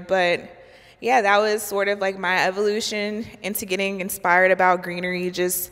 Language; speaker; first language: English; native; English